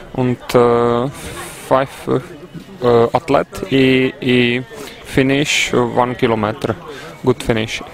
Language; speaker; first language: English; non-native, learner; Czech